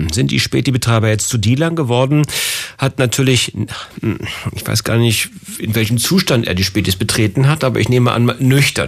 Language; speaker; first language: German; native; German